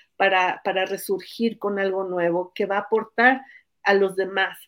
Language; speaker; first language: Spanish; native; Spanish